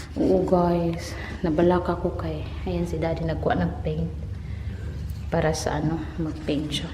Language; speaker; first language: Filipino; non-native, local second language; Cebuano